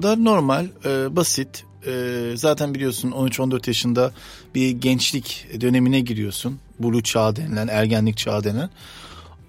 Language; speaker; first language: Turkish; native; Turkish